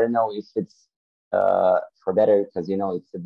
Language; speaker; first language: English; non-native, learner; Ukrainian